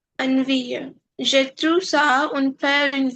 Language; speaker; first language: French; non-native, learner; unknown